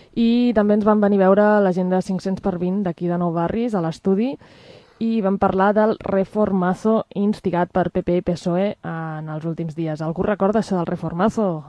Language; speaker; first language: Catalan; non-native, local second language; Spanish